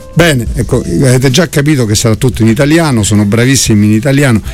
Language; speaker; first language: Italian; native; Italian